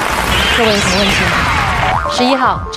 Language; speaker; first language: Chinese; native; Chinese